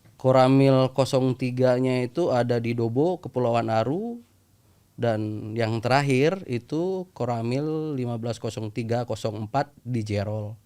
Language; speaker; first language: Indonesian; native; Indonesian